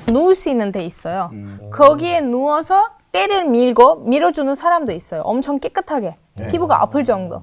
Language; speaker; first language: Korean; non-native, fluent; Turkish